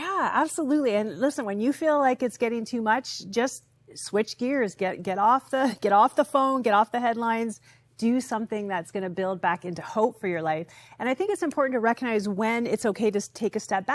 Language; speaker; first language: English; native; English